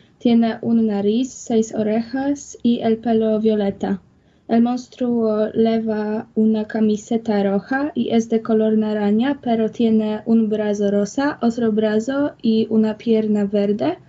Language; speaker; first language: Spanish; non-native, learner; Polish